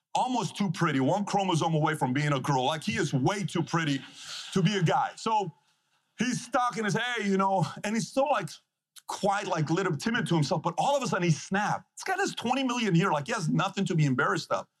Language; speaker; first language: English; non-native, fluent; Persian